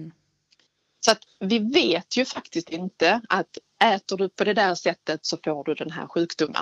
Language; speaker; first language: Swedish; native; Swedish